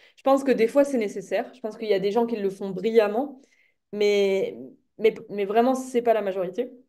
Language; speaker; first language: French; native; French